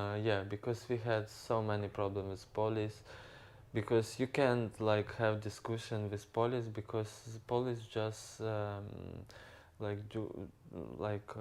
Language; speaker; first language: English; non-native, learner; Ukrainian